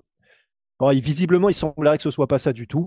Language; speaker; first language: French; native; French